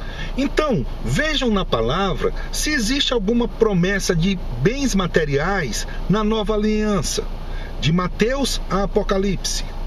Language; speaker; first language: Portuguese; native; Portuguese